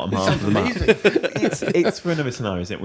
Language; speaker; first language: English; native; English